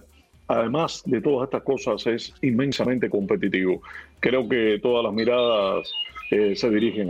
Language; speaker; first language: Spanish; native; Spanish